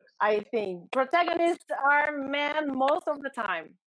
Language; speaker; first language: English; non-native, learner; Portuguese